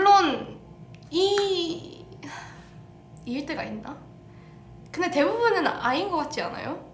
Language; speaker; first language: Korean; early bilingual, heritage; English